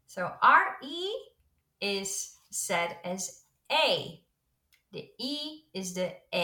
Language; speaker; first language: English; non-native, fluent; Dutch